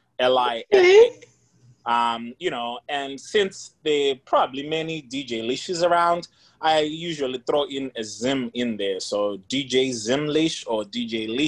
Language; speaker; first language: English; non-native, local second language; Shona